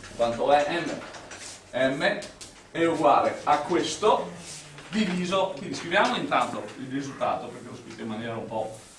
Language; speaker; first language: Italian; non-native, fluent; English